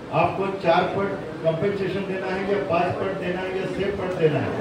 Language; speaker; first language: Hindi; non-native, local second language; Marathi